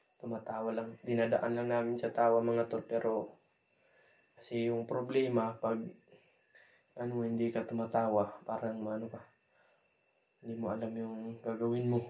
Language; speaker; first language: Filipino; non-native, local second language; Cebuano